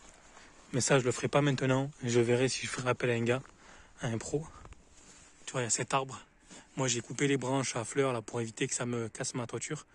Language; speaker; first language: French; native; French